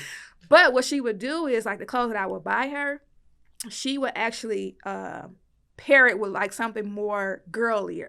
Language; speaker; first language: English; native; English